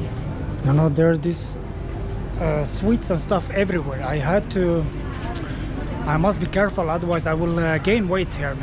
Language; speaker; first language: English; non-native, fluent; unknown